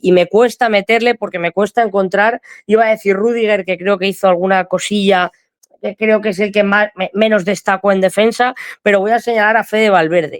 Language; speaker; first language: Spanish; native; Spanish